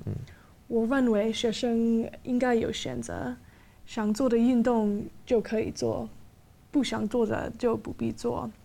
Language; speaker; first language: Chinese; non-native, fluent; English